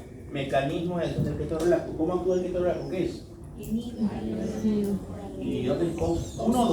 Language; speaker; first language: Spanish; native; Spanish